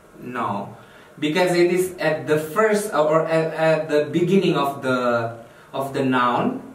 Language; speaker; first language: English; non-native, fluent; Indonesian